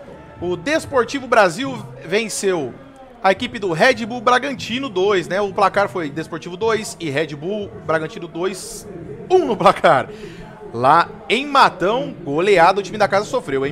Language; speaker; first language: Portuguese; native; Portuguese